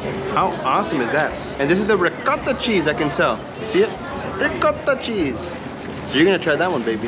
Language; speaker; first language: English; native; English